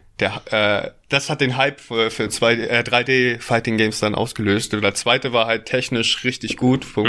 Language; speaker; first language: German; native; German